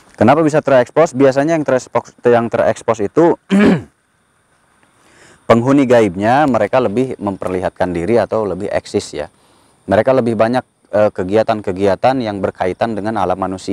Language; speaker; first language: Indonesian; native; Indonesian